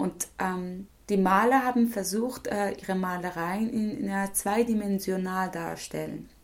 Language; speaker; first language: German; non-native, fluent; Persian